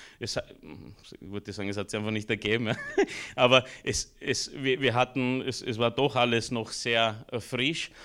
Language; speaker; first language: German; early bilingual, other home language; Romanian